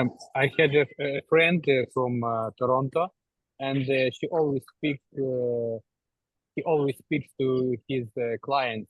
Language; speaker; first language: English; non-native, learner; Ukrainian